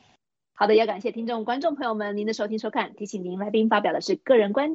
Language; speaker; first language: Chinese; native; Chinese